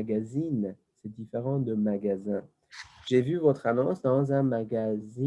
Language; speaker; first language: French; non-native, fluent; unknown